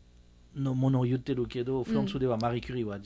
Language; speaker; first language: Japanese; non-native, learner; French